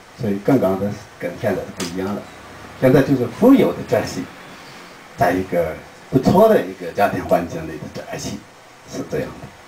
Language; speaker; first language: Chinese; non-native, local second language; Tibetan